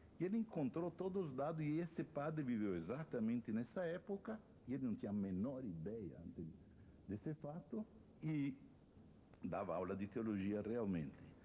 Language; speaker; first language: Portuguese; non-native, fluent; Italian